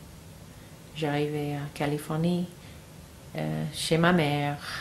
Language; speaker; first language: French; non-native, learner; English